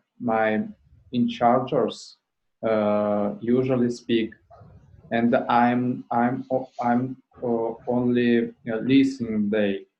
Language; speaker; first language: English; non-native, learner; Russian